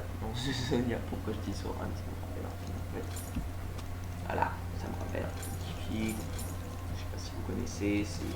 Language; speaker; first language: French; native; French